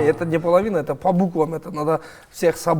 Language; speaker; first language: Russian; non-native, local second language; Kyrgyz